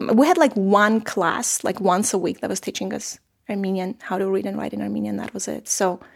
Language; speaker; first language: English; non-native, fluent; Armenian